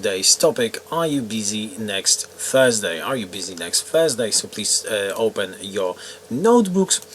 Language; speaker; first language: English; non-native, fluent; Polish